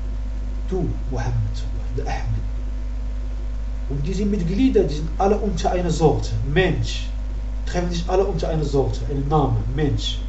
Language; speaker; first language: German; non-native, fluent; Arabic